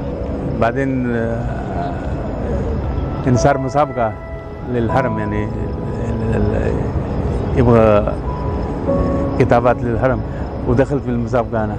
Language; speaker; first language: Arabic; non-native, fluent; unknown